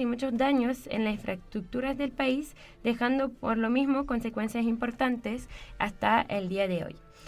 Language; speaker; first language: Spanish; non-native, fluent; French